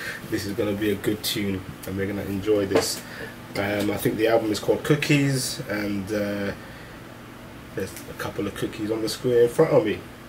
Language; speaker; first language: English; early bilingual, other home language; Hindi